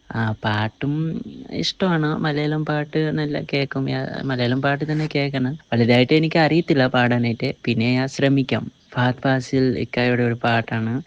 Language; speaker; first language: Malayalam; non-native, fluent; Assamese